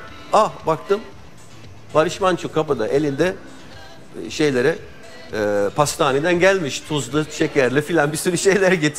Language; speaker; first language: Turkish; non-native, fluent; English